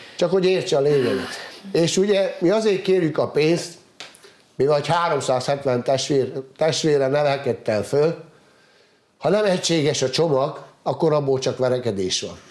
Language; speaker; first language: Hungarian; native; Hungarian